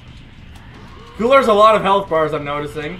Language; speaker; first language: English; native; English